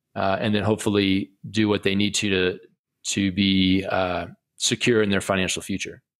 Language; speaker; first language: English; native; English